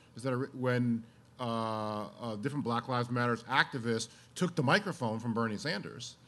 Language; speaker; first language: English; native; English